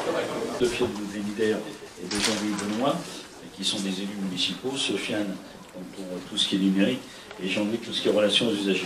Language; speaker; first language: French; native; French